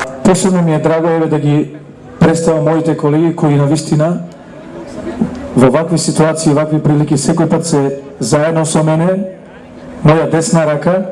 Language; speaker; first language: Macedonian; native; Macedonian